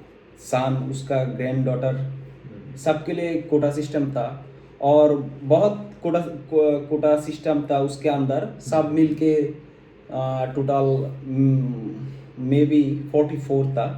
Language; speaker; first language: Hindi; non-native, fluent; Bangla